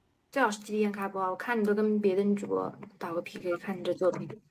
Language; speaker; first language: Chinese; native; Chinese